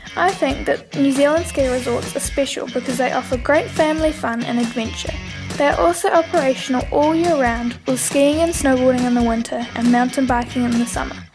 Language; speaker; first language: English; native; English